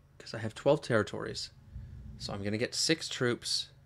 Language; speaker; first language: English; native; English